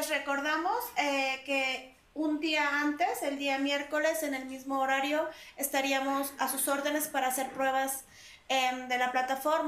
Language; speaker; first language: Spanish; native; Spanish